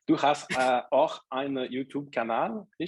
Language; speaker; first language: German; non-native, learner; French